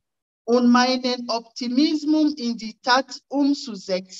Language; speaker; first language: German; non-native, fluent; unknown